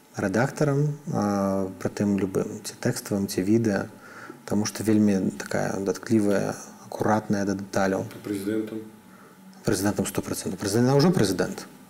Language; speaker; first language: Belarusian; native; Belarusian